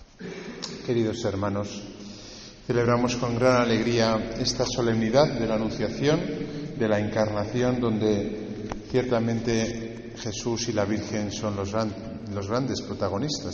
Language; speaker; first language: Spanish; native; Spanish